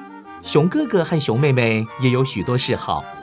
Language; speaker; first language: Chinese; native; Chinese